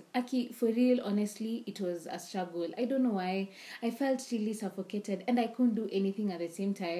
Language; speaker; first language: English; non-native, local second language; Swahili